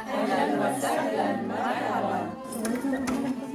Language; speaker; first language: Arabic; non-native, learner; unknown